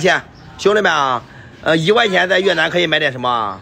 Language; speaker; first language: Chinese; native; Chinese